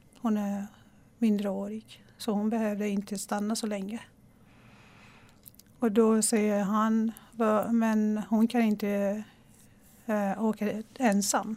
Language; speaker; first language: Swedish; non-native, fluent; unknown